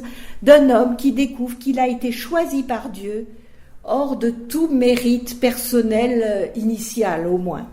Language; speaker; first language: French; native; French